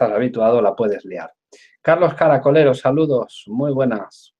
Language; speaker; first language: Spanish; native; Spanish